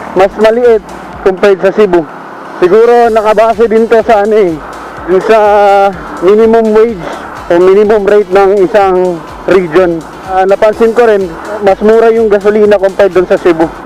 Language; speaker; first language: Filipino; non-native, local second language; Waray